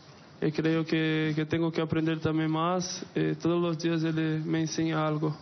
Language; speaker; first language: Spanish; non-native, fluent; Portuguese